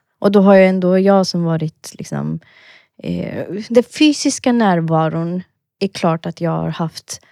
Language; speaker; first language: Swedish; early bilingual, other home language; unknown